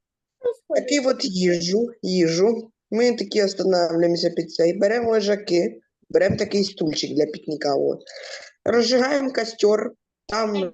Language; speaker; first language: Ukrainian; native; Ukrainian